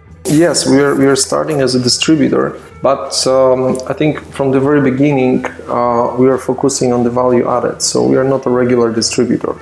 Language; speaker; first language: English; non-native, fluent; Polish